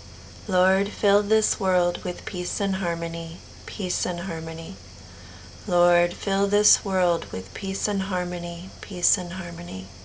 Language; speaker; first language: English; native; English